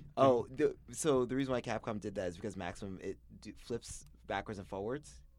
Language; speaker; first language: English; native; English